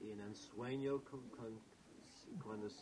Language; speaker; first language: Spanish; non-native, fluent; English